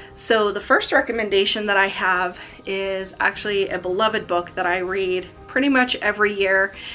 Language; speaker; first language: English; native; English